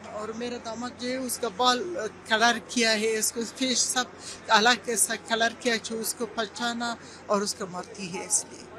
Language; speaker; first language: Hindi; non-native, learner; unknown